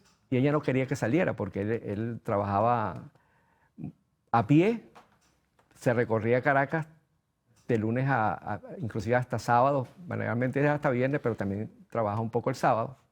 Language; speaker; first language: Spanish; native; Spanish